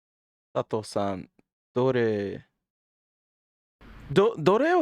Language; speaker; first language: Japanese; non-native, learner; English